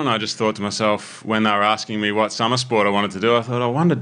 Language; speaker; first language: English; native; English